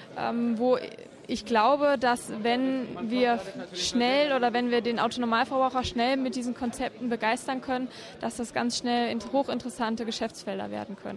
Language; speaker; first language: German; native; German